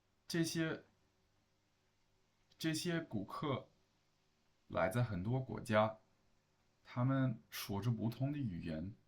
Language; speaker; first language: Chinese; non-native, learner; English